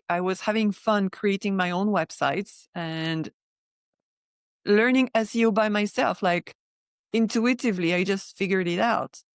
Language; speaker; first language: English; non-native, fluent; French